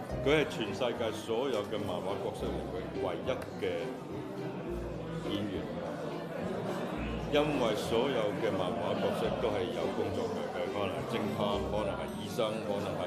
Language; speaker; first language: Chinese; native; Chinese